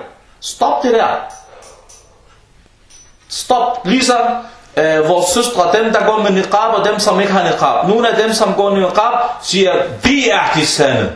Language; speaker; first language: Danish; non-native, fluent; Arabic